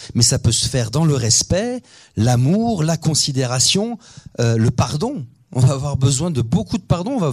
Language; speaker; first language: French; native; French